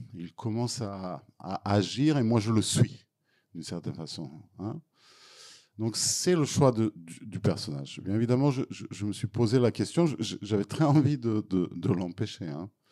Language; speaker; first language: French; non-native, fluent; Serbian